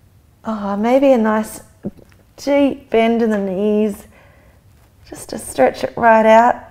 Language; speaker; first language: English; native; English